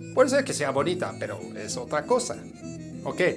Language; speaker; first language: Spanish; non-native, fluent; French